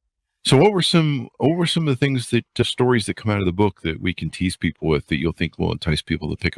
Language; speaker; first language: English; native; English